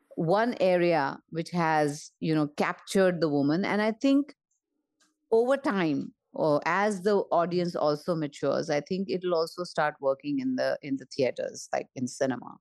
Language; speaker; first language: English; non-native, local second language; Marathi